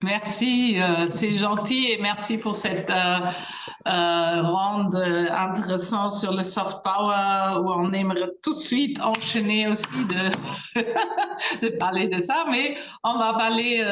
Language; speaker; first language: French; non-native, fluent; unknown